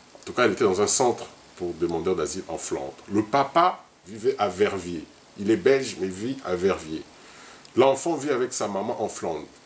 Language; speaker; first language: French; non-native, local second language; Lingala